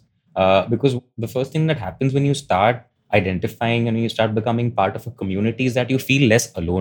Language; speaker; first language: English; non-native, local second language; Hindi